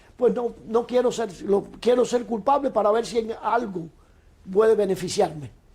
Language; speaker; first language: Spanish; native; Spanish